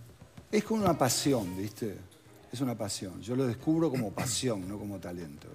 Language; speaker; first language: Spanish; native; Spanish